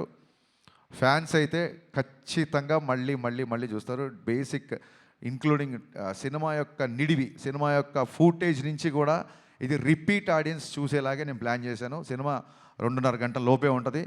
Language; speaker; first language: Telugu; native; Telugu